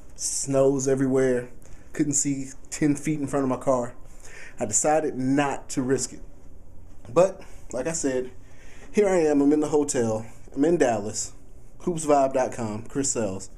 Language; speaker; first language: English; native; English